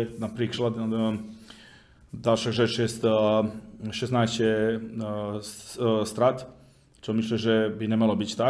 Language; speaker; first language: Polish; non-native, learner; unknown